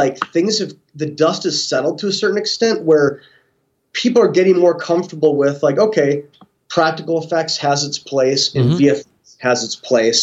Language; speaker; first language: English; native; English